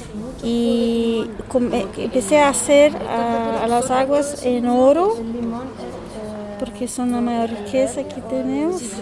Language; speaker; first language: Spanish; non-native, fluent; Portuguese